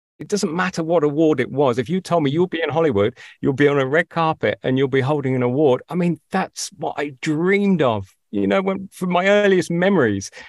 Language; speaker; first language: English; native; English